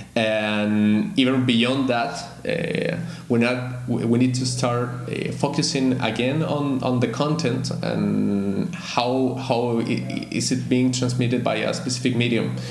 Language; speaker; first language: English; non-native, fluent; Spanish